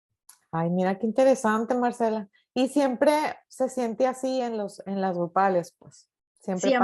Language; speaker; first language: Spanish; native; Spanish